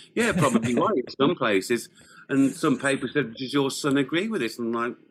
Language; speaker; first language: English; native; English